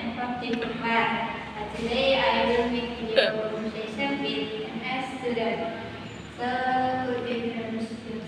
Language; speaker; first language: English; non-native, learner; Indonesian